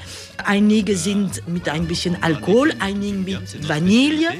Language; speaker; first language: German; non-native, learner; French